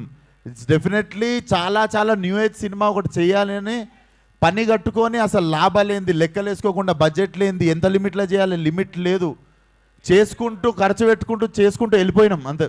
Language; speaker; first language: Telugu; native; Telugu